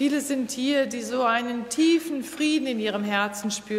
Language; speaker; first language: German; native; German